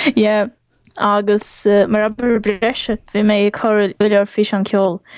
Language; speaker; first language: Irish; non-native, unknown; Portuguese